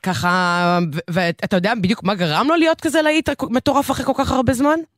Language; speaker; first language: Hebrew; native; Hebrew